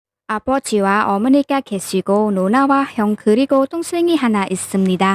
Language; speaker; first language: Korean; non-native, fluent; Khmer